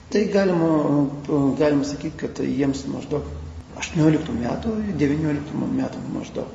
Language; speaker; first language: Lithuanian; non-native, local second language; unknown